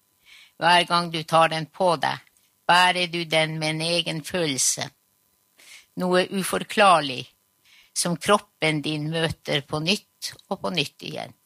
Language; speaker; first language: Norwegian; non-native, local second language; Northern Sami